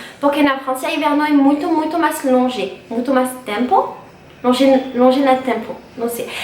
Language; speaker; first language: Portuguese; non-native, learner; French